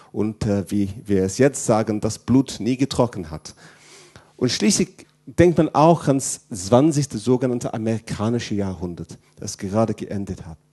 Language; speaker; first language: German; non-native, fluent; English